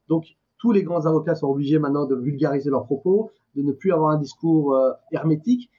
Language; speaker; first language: French; non-native, fluent; Persian